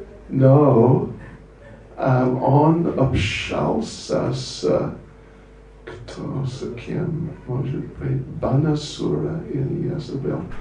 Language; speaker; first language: Russian; non-native, learner; English